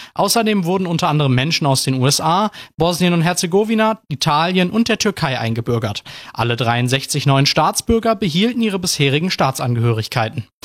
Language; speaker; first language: German; native; German